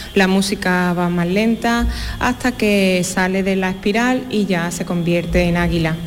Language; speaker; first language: Spanish; native; Spanish